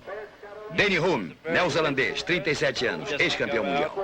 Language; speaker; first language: Portuguese; native; Portuguese